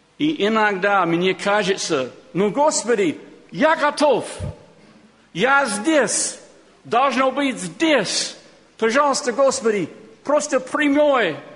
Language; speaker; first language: Russian; non-native, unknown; English